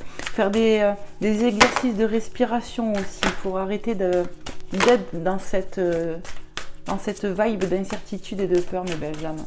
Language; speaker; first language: French; native; French